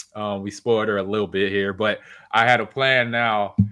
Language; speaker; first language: English; native; English